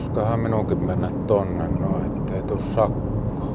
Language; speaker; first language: Finnish; native; Finnish